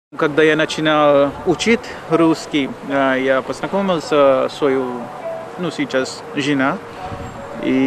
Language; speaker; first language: Russian; non-native, learner; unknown